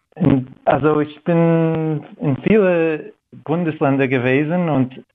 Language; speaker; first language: German; non-native, fluent; English